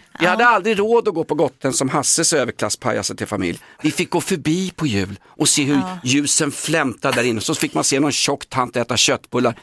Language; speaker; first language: Swedish; native; Swedish